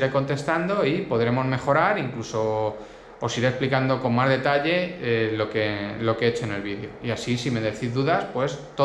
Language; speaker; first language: Spanish; native; Spanish